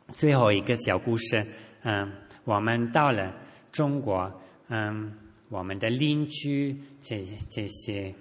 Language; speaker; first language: Chinese; non-native, fluent; German